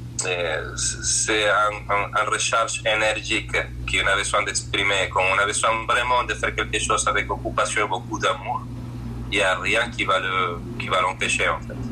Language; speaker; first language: French; non-native, fluent; Spanish